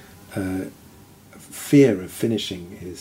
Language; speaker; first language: English; native; English